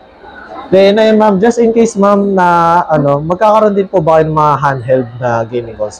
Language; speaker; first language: Filipino; native; Filipino